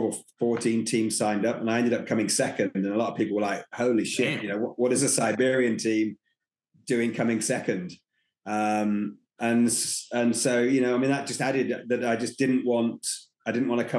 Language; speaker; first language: English; native; English